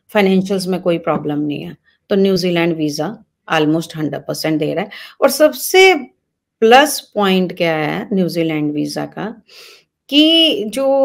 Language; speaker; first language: Hindi; native; Hindi